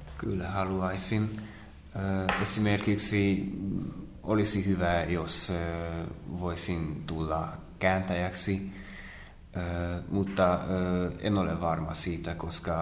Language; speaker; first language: Finnish; non-native, fluent; Hungarian